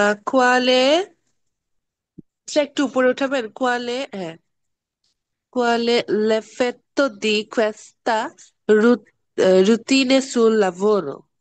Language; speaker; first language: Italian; non-native, learner; Bangla